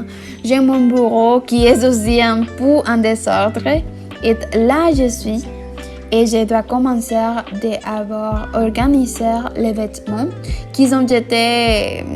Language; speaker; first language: French; non-native, learner; Spanish